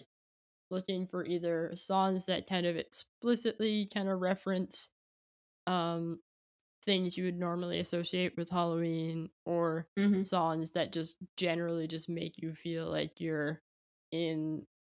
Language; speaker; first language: English; native; English